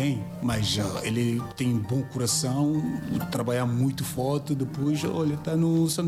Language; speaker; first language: Portuguese; non-native, learner; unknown